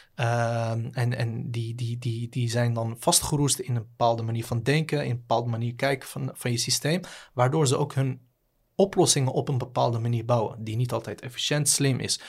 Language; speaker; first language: Dutch; native; Dutch